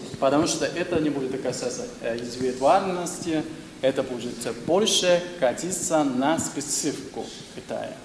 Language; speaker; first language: Russian; non-native, fluent; Chinese